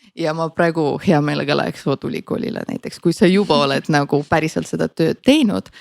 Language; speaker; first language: Estonian; non-native, local second language; Russian